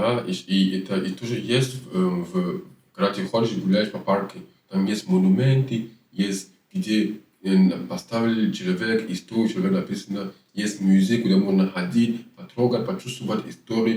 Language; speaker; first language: Russian; non-native, fluent; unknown